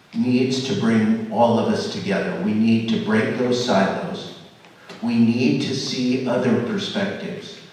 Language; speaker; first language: English; native; English